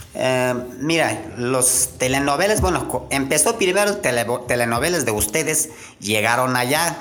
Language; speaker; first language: Spanish; non-native, learner; Turkish